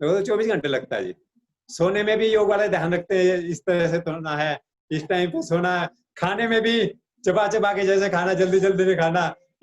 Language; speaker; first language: Hindi; native; Hindi